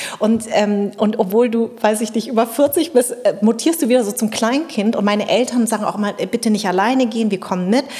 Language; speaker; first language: German; early bilingual, other home language; Vietnamese